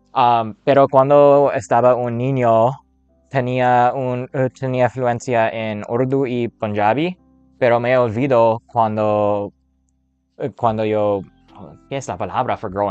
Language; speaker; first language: Spanish; non-native, learner; English